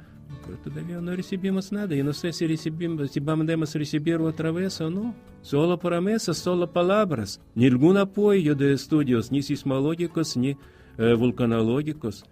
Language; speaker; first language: Spanish; non-native, fluent; Russian